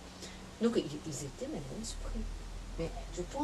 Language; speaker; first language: French; non-native, fluent; Japanese